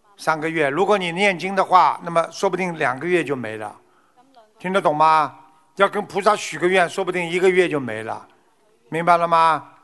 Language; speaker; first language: Chinese; native; Chinese